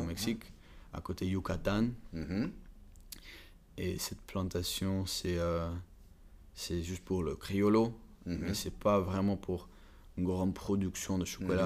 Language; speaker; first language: French; non-native, learner; Dutch